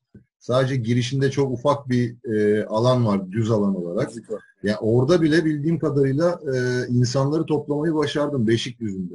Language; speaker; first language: Turkish; native; Turkish